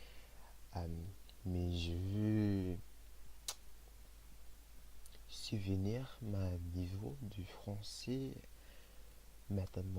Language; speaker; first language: French; non-native, learner; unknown